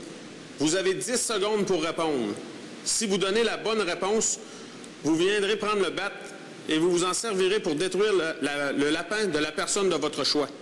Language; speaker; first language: French; native; French